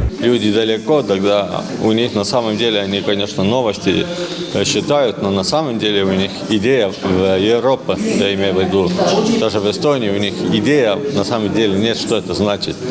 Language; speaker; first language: Russian; non-native, learner; Estonian